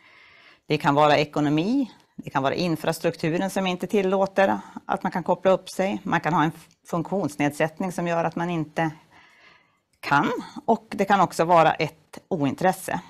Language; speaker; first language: Swedish; native; Swedish